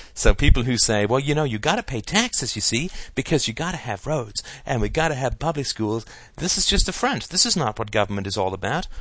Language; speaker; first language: English; native; English